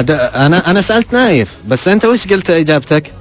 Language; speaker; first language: Arabic; native; Arabic